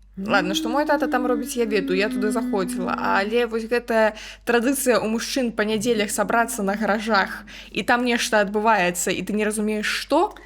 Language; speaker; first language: Belarusian; non-native, local second language; Russian